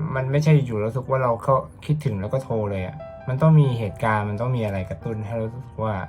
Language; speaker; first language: Thai; native; Thai